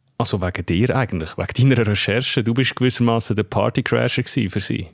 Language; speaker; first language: German; native; German